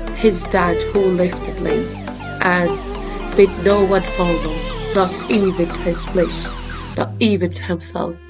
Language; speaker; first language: English; non-native, fluent; Arabic